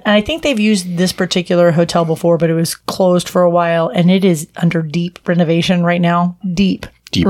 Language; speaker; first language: English; native; English